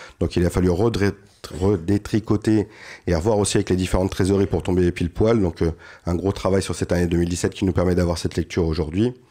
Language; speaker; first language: French; native; French